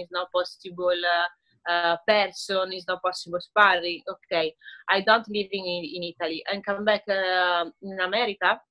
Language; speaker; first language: English; non-native, learner; Italian